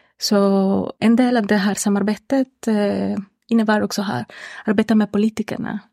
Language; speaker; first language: Swedish; non-native, fluent; Spanish